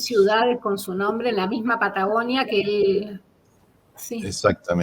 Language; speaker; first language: Spanish; native; Spanish